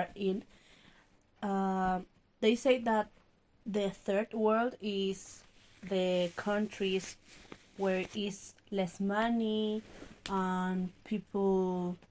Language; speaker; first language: English; non-native, learner; Spanish